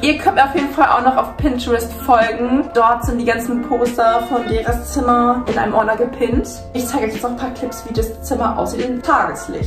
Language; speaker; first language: German; native; German